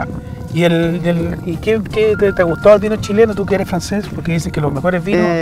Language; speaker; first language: Spanish; native; Spanish